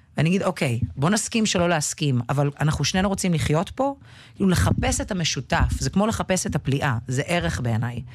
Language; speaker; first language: Hebrew; early bilingual, other home language; Russian